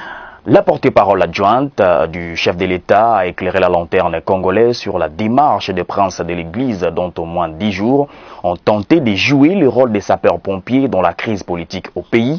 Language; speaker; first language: French; native; French